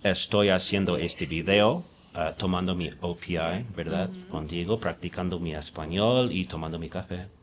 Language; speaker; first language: Spanish; non-native, fluent; English